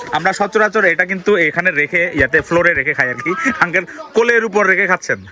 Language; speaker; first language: Bangla; non-native, local second language; Chakma